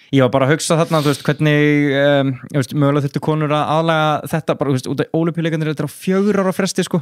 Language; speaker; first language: Icelandic; native; Icelandic